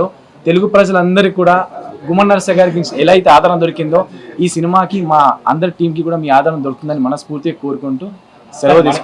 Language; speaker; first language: Telugu; native; Telugu